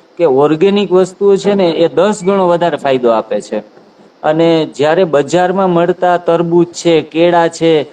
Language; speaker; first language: Gujarati; native; Gujarati